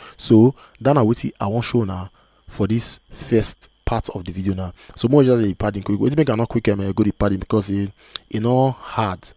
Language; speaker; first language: Nigerian Pidgin; native; Nigerian Pidgin